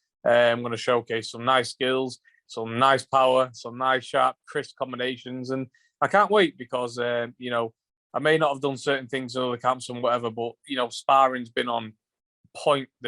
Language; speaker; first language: English; native; English